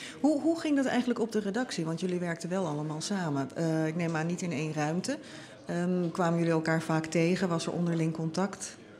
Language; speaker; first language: Dutch; native; Dutch